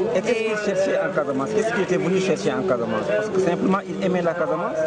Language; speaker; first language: French; native; French